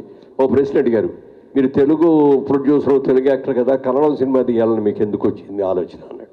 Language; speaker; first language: Telugu; native; Telugu